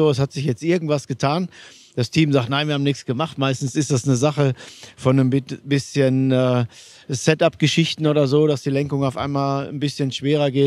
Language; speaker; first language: German; native; German